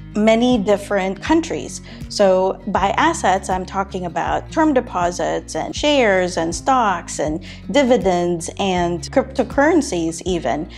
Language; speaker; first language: English; non-native, local second language; Filipino